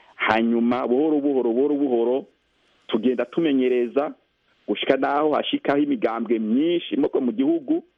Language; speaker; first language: Rundi; native; Rundi